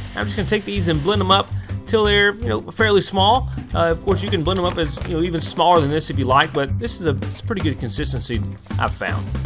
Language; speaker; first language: English; native; English